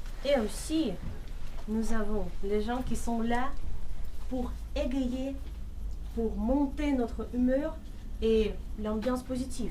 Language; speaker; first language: French; non-native, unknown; Russian